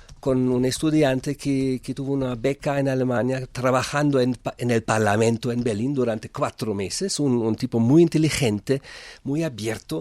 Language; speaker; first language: Spanish; non-native, fluent; German